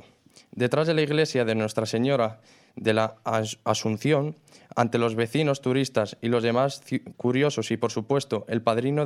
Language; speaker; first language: Spanish; native; Spanish